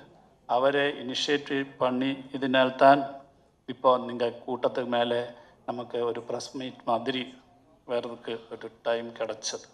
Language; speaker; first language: Tamil; non-native, learner; Malayalam